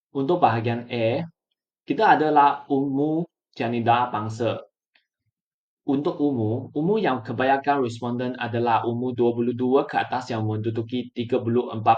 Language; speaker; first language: Malay; non-native, local second language; Chinese